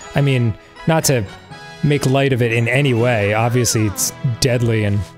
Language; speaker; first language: English; native; English